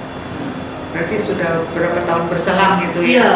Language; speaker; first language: Indonesian; native; Indonesian